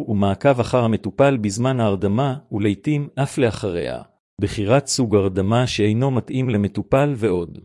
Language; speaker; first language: Hebrew; native; Hebrew